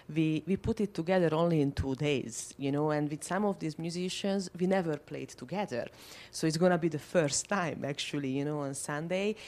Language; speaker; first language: English; non-native, fluent; Hungarian